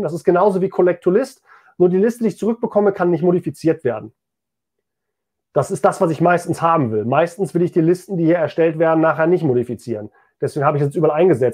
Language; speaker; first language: German; native; German